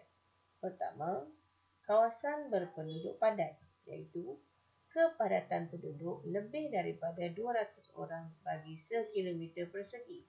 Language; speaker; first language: Malay; native; Malay